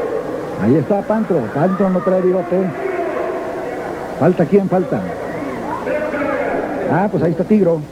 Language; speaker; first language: Spanish; native; Spanish